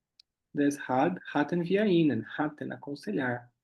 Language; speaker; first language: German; non-native, fluent; Portuguese